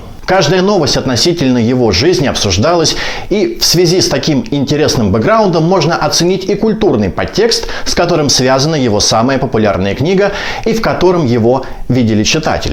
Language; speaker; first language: Russian; native; Russian